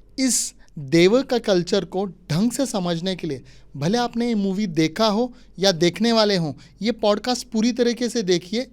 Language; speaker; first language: Hindi; non-native, local second language; Marathi